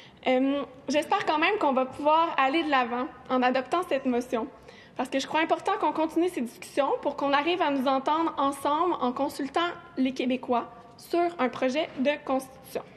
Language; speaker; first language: French; native; French